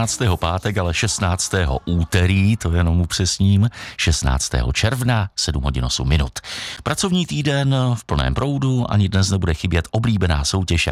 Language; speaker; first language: Czech; native; Czech